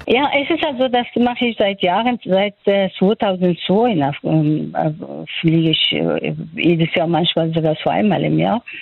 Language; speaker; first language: German; non-native, fluent; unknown